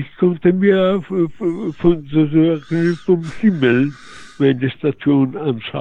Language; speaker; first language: German; non-native, fluent; Polish